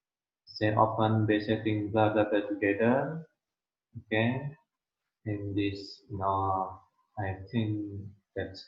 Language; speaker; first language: English; non-native, learner; Indonesian